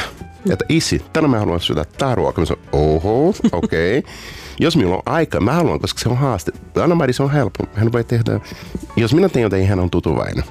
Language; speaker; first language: Finnish; non-native, learner; Portuguese